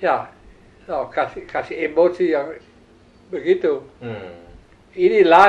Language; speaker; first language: Indonesian; non-native, learner; Dutch